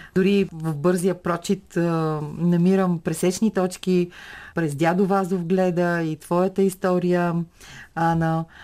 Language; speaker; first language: Bulgarian; native; Bulgarian